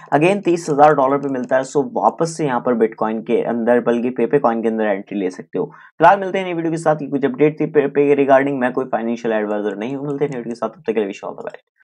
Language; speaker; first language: Hindi; native; Hindi